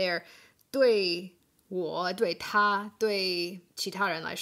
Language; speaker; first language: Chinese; non-native, learner; English